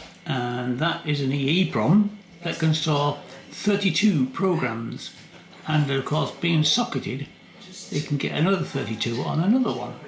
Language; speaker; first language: English; native; English